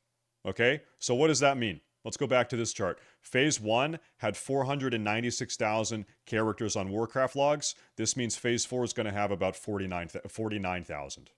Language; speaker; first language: English; native; English